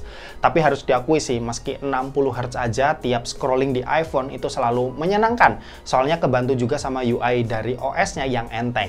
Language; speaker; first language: Indonesian; native; Indonesian